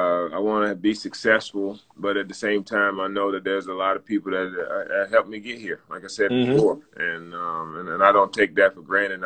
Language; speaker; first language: English; native; English